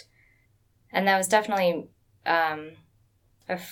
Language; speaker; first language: English; native; English